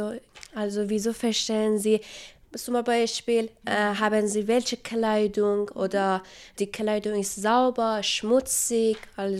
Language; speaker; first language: German; non-native, learner; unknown